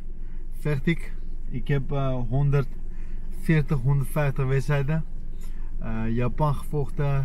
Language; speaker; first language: Dutch; non-native, fluent; Armenian